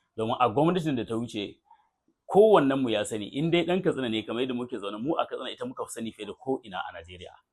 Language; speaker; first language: Hausa; native; Hausa